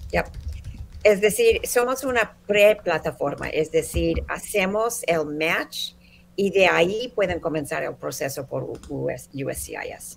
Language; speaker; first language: Spanish; early bilingual, heritage; Spanish